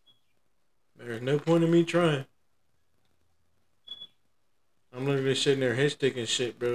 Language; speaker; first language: English; native; English